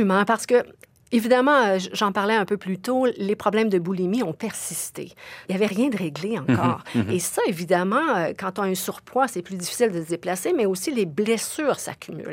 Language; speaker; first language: French; native; French